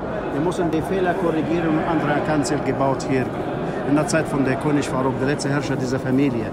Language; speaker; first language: German; non-native, learner; Arabic